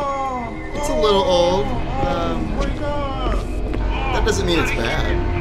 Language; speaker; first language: English; native; English